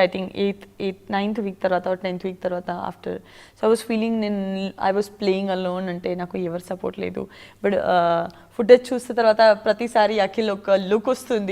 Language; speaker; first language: Telugu; non-native, learner; Gujarati